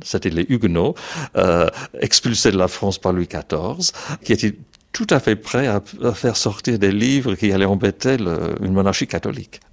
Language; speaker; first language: French; non-native, fluent; English